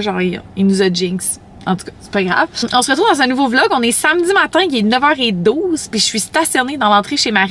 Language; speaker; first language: French; native; French